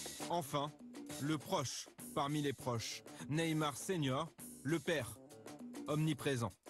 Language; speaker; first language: French; native; French